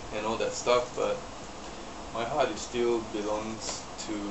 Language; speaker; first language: English; non-native, local second language; Chinese